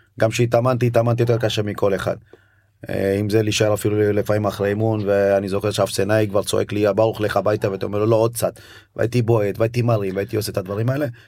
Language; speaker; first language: Hebrew; early bilingual, other home language; Amharic